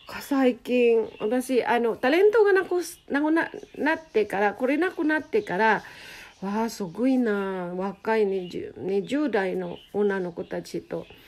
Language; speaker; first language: Japanese; non-native, fluent; Filipino